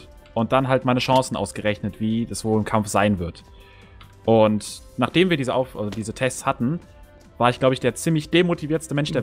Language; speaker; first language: German; native; German